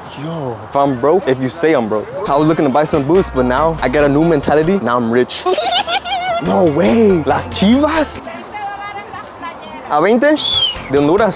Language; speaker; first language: English; early bilingual, other home language; Spanish